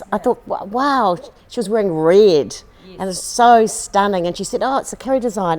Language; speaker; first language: English; native; English